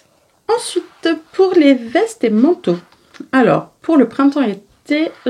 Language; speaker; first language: French; native; French